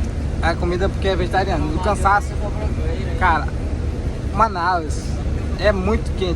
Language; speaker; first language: Portuguese; native; Portuguese